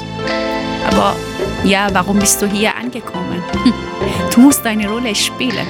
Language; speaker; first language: German; non-native, learner; Persian